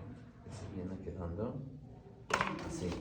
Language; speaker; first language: Spanish; non-native, local second language; Zapotec